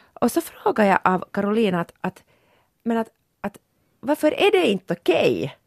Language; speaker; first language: Swedish; native; Swedish